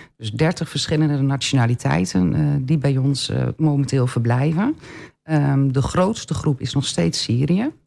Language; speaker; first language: Dutch; native; Dutch